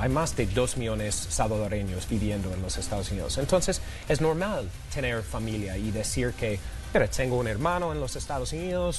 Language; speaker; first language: Spanish; non-native, fluent; English